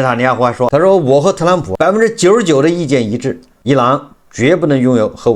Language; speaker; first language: Chinese; native; Chinese